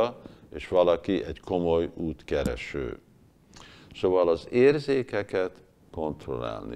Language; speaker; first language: Hungarian; early bilingual, heritage; Hungarian